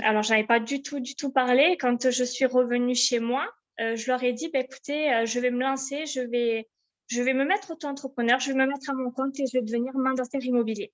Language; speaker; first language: French; native; French